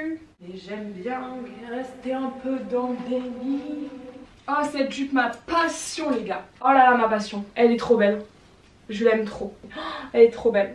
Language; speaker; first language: French; native; French